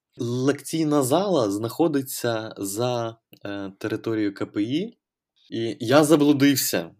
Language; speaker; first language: Ukrainian; native; Ukrainian